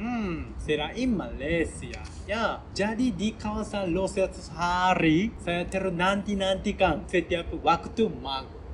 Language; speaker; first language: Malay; non-native, learner; Japanese